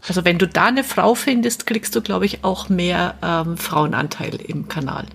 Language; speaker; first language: German; native; German